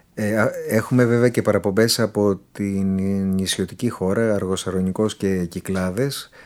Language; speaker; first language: Greek; native; Greek